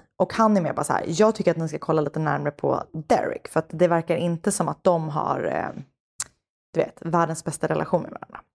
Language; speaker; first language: Swedish; native; Swedish